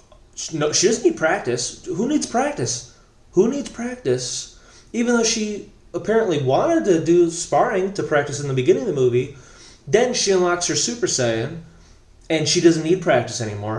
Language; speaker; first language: English; native; English